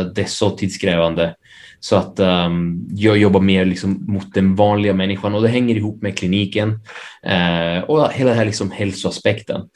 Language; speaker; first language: Swedish; early bilingual, other home language; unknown